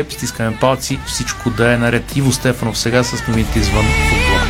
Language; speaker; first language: Bulgarian; native; Bulgarian